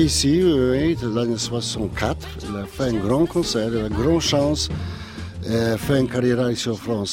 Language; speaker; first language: French; non-native, learner; Polish